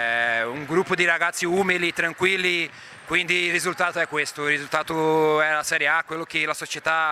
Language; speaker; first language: Italian; non-native, fluent; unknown